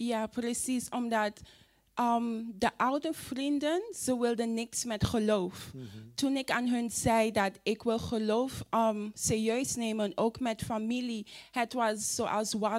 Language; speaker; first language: Dutch; non-native, fluent; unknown